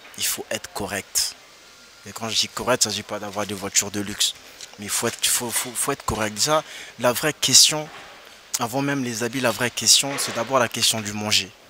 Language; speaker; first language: French; early bilingual, other home language; Lingala